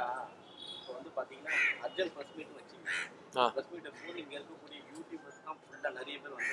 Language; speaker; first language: Tamil; native; Tamil